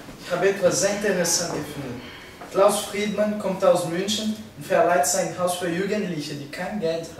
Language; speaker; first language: German; non-native, learner; Portuguese